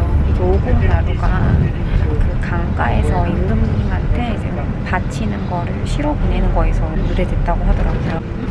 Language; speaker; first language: Korean; native; Korean